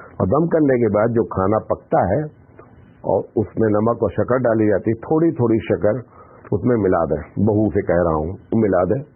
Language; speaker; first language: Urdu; native; Urdu